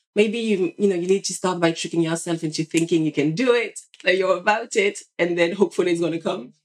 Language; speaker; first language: English; non-native, fluent; French